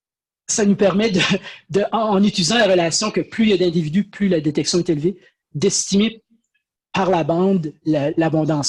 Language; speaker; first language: French; native; French